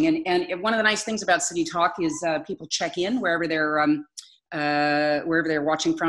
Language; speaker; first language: English; native; English